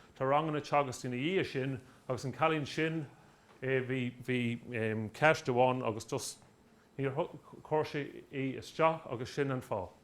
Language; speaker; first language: Irish; non-native, local second language; English